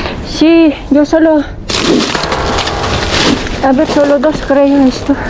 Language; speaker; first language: Spanish; non-native, learner; Filipino